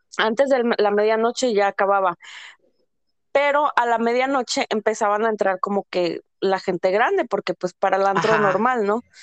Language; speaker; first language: Spanish; early bilingual, heritage; Spanish